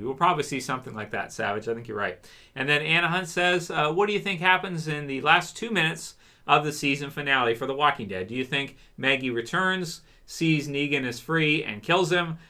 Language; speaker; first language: English; native; English